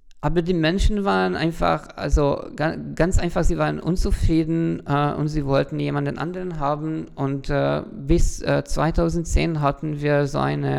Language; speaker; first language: German; non-native, fluent; Hungarian